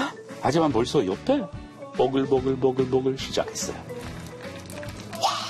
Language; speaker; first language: Korean; non-native, fluent; English